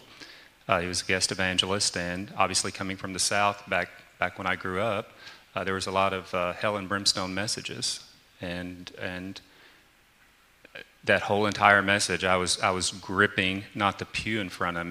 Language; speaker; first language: English; native; English